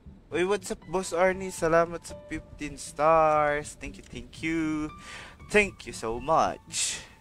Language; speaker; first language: English; non-native, local second language; Filipino